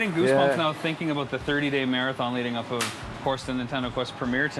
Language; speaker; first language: English; native; English